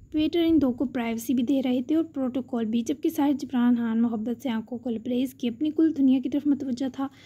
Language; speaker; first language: Urdu; native; Urdu